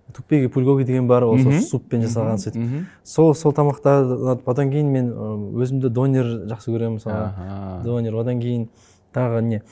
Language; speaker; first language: Kazakh; native; Kazakh